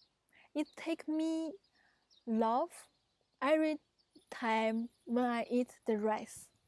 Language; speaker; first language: English; non-native, fluent; Chinese